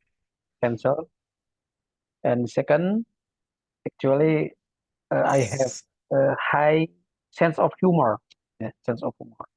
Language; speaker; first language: English; non-native, learner; Indonesian